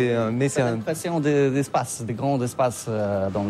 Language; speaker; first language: French; non-native, fluent; Polish